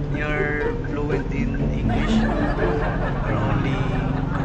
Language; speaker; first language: English; non-native, local second language; Filipino